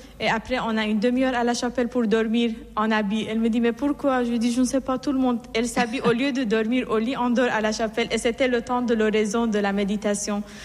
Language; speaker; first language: French; non-native, fluent; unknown